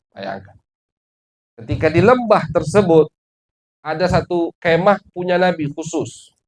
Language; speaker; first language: Indonesian; native; Indonesian